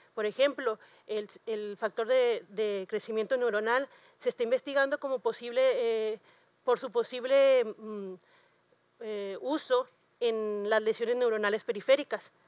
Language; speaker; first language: Spanish; native; Spanish